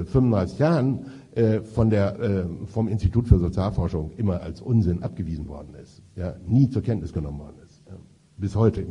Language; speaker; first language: German; native; German